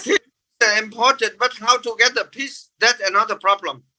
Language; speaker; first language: English; non-native, fluent; Vietnamese